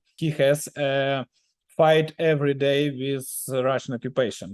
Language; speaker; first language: English; non-native, learner; Ukrainian